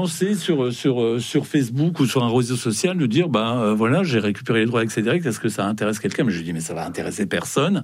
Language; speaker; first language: French; native; French